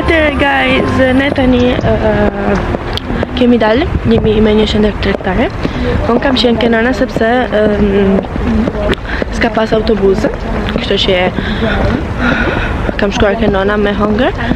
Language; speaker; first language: Albanian; early bilingual, heritage; Albanian